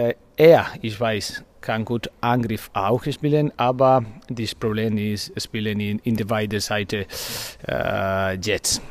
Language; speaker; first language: German; non-native, learner; Spanish